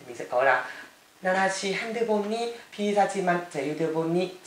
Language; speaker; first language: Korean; non-native, fluent; Vietnamese